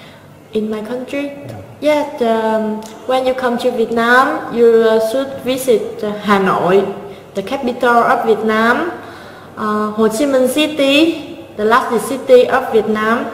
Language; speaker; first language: English; non-native, learner; Vietnamese